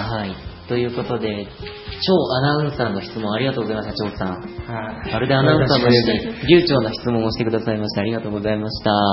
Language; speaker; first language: Japanese; native; Japanese